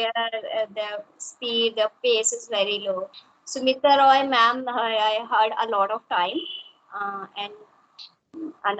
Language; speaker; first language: English; non-native, local second language; Hindi